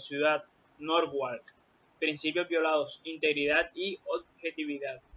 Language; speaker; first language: Spanish; native; Spanish